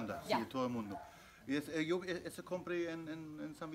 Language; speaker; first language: Spanish; non-native, learner; German